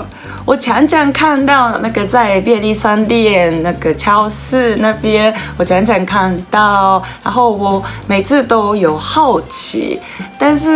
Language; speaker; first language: Chinese; non-native, learner; Japanese